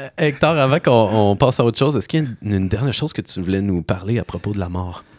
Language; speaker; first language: French; native; French